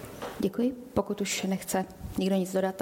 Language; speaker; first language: Czech; native; Czech